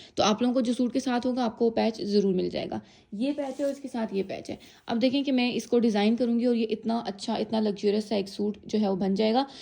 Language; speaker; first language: Urdu; native; Urdu